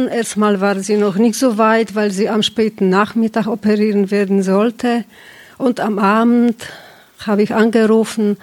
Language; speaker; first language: German; non-native, fluent; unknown